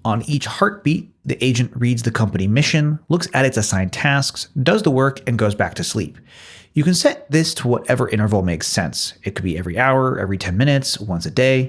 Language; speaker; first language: English; native; English